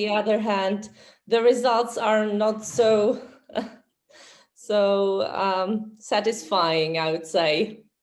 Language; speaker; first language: English; non-native, fluent; Czech